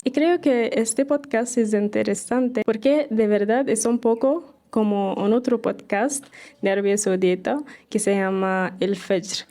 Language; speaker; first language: Spanish; non-native, fluent; Arabic